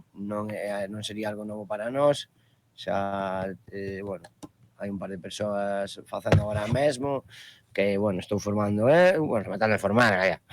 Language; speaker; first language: Galician; non-native, local second language; Spanish